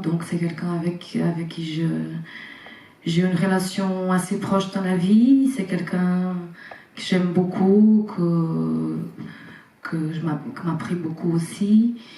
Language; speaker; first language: French; non-native, fluent; Portuguese